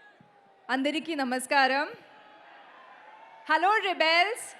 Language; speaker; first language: Telugu; non-native, learner; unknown